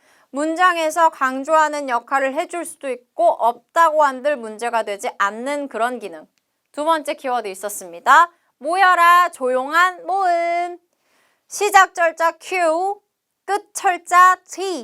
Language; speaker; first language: Korean; native; Korean